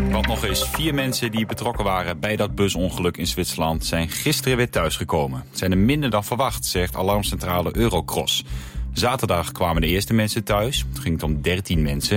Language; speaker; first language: Dutch; native; Dutch